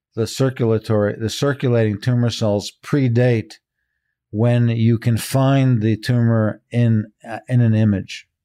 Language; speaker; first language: English; early bilingual, heritage; Hebrew